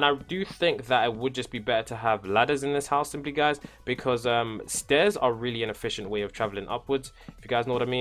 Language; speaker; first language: English; native; English